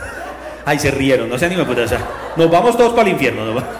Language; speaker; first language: Spanish; native; Spanish